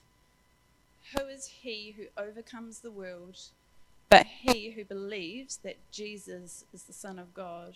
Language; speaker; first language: English; native; English